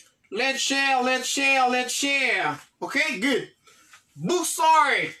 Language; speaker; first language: English; non-native, fluent; Haitian Creole